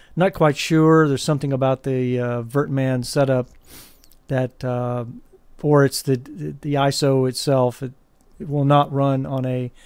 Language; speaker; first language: English; native; English